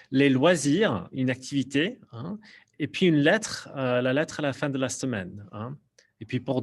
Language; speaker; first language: French; non-native, fluent; English